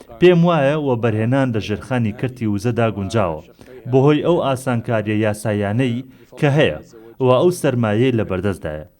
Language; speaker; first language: Central Kurdish; non-native, fluent; Arabic